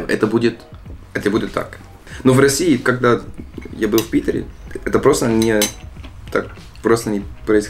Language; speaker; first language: Russian; non-native, learner; Dutch